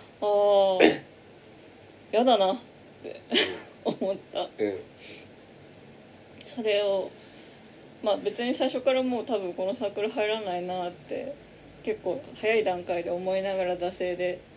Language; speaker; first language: Japanese; native; Japanese